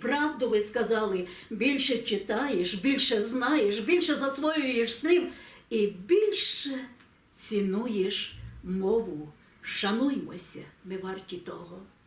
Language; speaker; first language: Ukrainian; native; Ukrainian